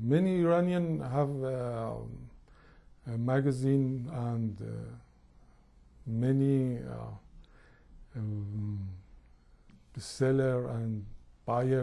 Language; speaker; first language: English; non-native, learner; Persian